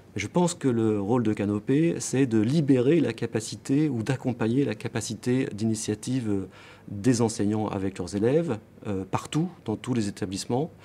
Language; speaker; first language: French; native; French